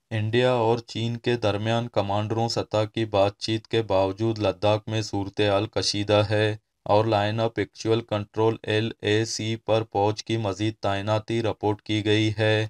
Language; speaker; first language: Urdu; non-native, local second language; Baluchi